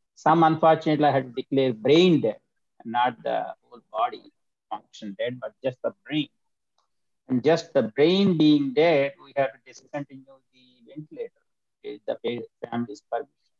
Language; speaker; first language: English; non-native, local second language; Telugu